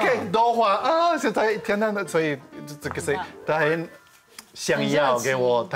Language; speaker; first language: Chinese; non-native, fluent; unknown